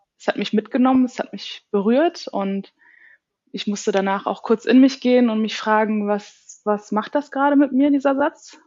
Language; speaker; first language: German; early bilingual, other home language; Turkish